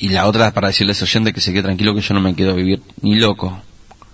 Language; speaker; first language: Spanish; native; Spanish